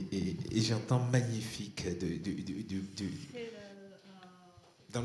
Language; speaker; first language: French; native; French